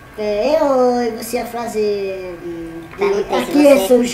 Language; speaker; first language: Portuguese; non-native, learner; Italian